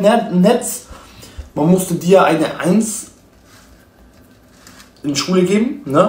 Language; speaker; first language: German; non-native, learner; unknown